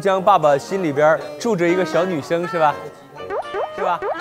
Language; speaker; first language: Chinese; native; Chinese